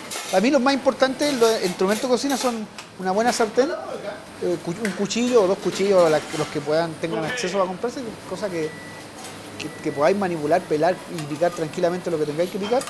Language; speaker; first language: Spanish; native; Spanish